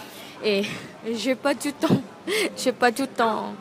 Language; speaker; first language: French; non-native, learner; Thai